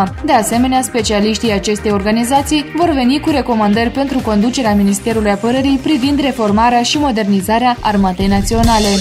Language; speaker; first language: Romanian; native; Romanian